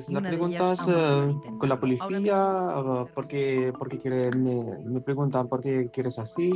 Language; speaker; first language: Spanish; non-native, learner; Arabic